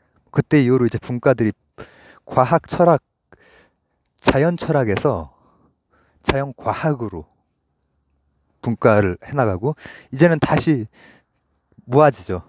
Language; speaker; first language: Korean; native; Korean